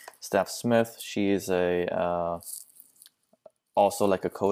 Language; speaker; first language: English; non-native, fluent; German